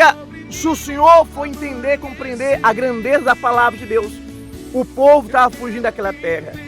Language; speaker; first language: Portuguese; native; Portuguese